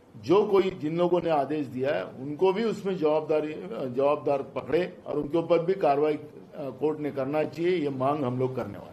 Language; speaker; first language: Hindi; non-native, local second language; Marathi